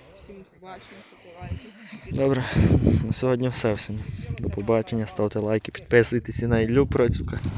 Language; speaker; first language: Ukrainian; native; Ukrainian